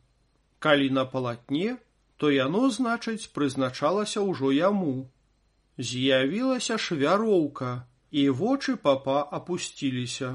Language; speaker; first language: Belarusian; native; Belarusian